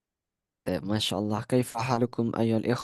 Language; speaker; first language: Arabic; non-native, fluent; Indonesian